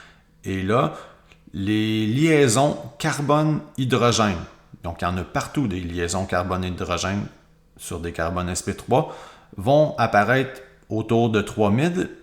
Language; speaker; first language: French; native; French